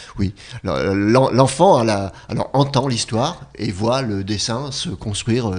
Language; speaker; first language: French; native; French